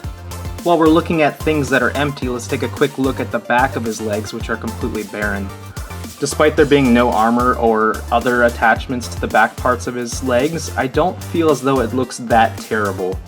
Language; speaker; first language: English; native; English